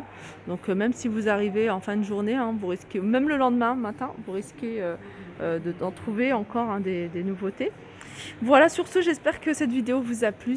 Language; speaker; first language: French; native; French